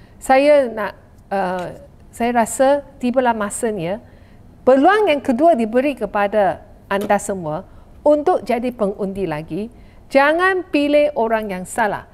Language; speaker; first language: Malay; non-native, local second language; Chinese